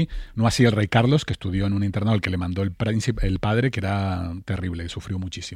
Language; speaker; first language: Spanish; native; Spanish